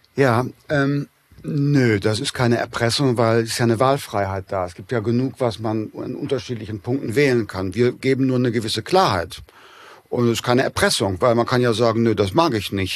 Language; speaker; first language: German; native; German